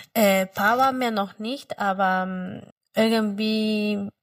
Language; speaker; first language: German; non-native, fluent; Spanish